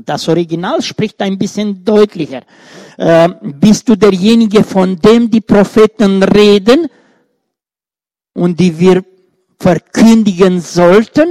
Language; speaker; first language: German; non-native, fluent; Romanian